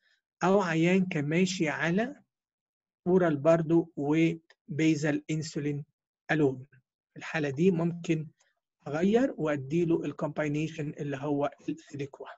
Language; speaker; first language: Arabic; native; Arabic